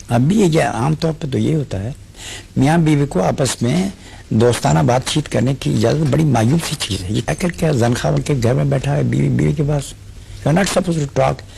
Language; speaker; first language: Urdu; non-native, local second language; Sindhi